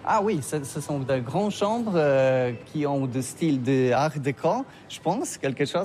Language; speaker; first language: French; non-native, learner; Polish